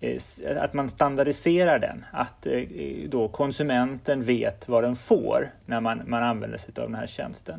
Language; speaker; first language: Swedish; native; Swedish